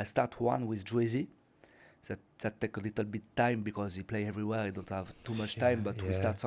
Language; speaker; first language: English; non-native, learner; French